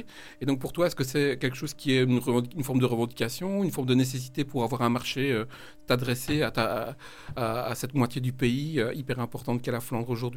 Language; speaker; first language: French; native; French